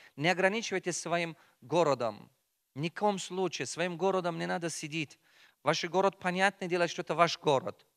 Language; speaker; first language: Russian; non-native, local second language; Tajik